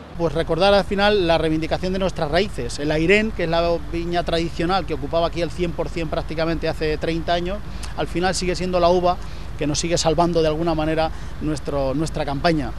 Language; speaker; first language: Spanish; native; Spanish